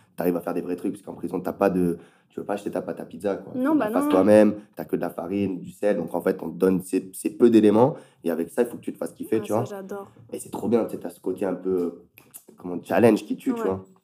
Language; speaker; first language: French; native; French